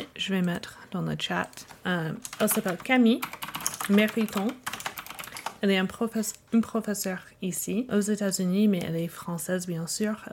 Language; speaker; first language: French; non-native, fluent; English